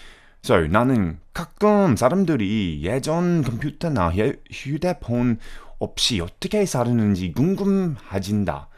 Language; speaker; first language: Korean; non-native, fluent; English